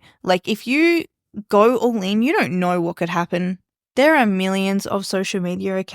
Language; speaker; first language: English; native; English